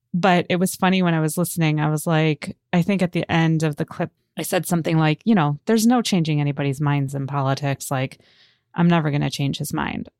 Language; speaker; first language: English; native; English